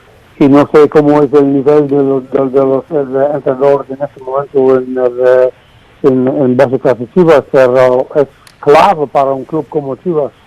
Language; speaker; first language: Spanish; non-native, fluent; Dutch